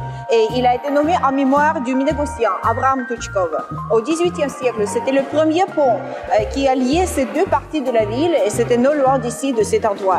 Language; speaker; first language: French; non-native, fluent; Russian